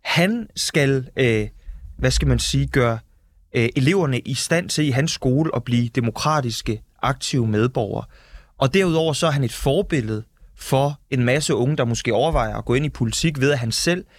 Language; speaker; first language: Danish; native; Danish